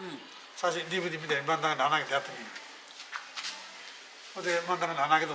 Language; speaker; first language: Japanese; native; Japanese